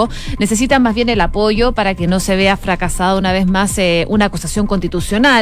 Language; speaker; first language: Spanish; native; Spanish